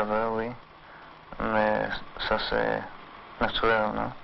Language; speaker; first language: French; non-native, learner; English